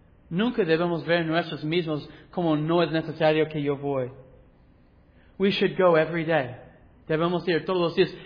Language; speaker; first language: Spanish; non-native, learner; English